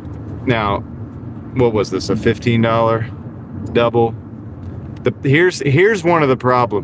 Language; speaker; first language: English; native; English